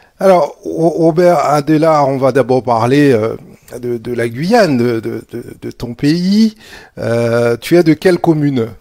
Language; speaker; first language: French; native; French